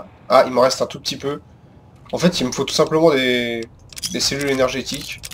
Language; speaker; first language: French; native; French